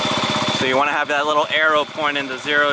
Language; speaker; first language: English; native; English